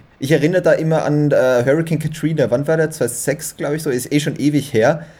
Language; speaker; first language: German; native; German